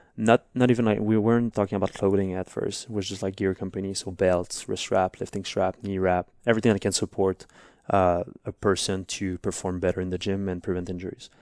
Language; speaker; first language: English; non-native, fluent; French